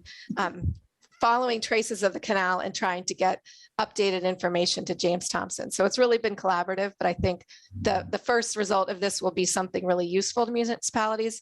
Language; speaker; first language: English; native; English